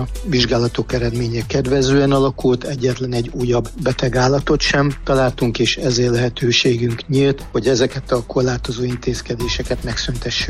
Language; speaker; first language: Hungarian; native; Hungarian